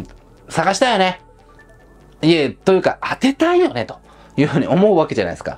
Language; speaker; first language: Japanese; native; Japanese